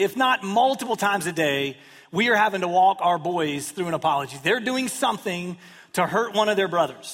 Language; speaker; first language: English; native; English